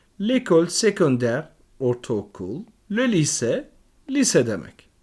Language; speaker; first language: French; non-native, fluent; Turkish